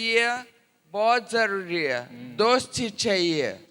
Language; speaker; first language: Hindi; non-native, learner; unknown